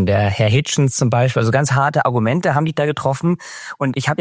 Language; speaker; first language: German; native; German